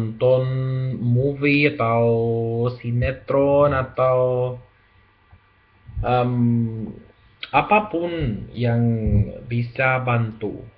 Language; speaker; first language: Indonesian; non-native, learner; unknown